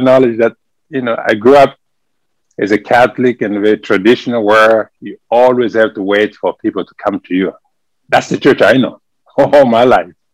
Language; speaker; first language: English; non-native, fluent; French